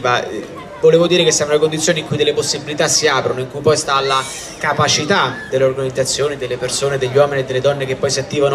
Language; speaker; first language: Italian; native; Italian